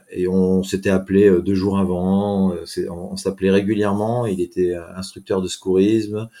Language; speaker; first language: French; native; French